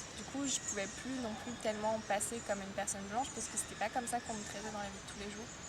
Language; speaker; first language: French; early bilingual, other home language; Chinese